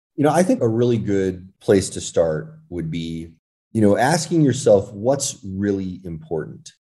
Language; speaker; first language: English; native; English